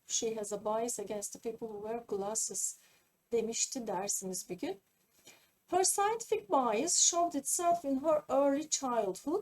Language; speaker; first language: English; non-native, fluent; Turkish